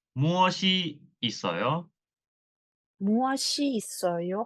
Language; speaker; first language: Korean; non-native, fluent; Thai